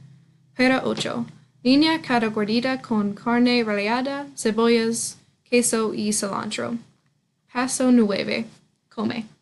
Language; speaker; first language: Spanish; non-native, learner; English